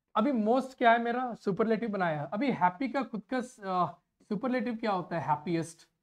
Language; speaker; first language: Hindi; non-native, local second language; Punjabi